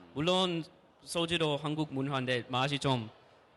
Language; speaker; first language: Korean; non-native, fluent; English